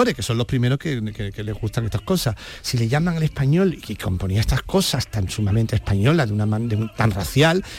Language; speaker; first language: Spanish; native; Spanish